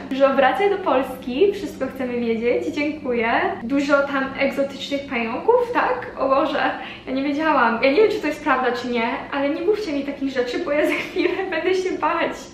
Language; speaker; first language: Polish; early bilingual, heritage; Polish